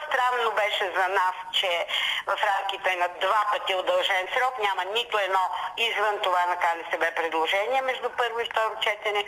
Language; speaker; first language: Bulgarian; native; Bulgarian